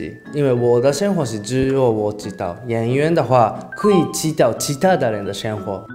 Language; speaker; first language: Chinese; non-native, learner; Japanese